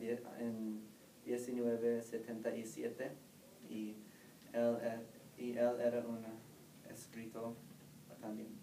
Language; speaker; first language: Spanish; non-native, learner; English